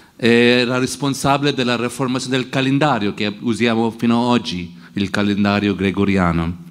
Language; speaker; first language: Italian; non-native, fluent; English